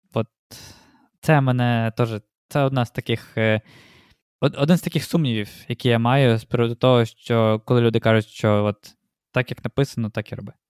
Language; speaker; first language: Ukrainian; non-native, local second language; Russian